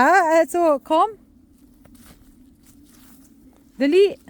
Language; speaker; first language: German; non-native, learner; Filipino